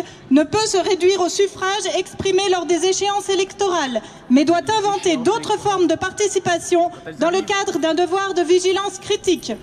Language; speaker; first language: French; native; French